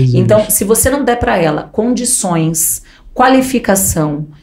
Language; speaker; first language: Portuguese; native; Portuguese